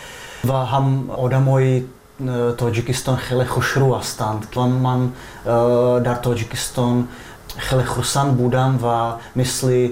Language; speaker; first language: Persian; non-native, fluent; Czech